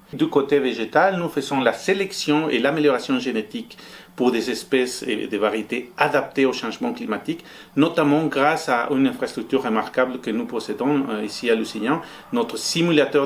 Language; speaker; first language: French; non-native, fluent; Spanish